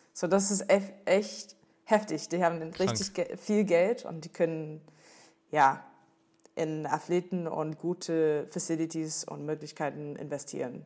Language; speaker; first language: German; non-native, fluent; English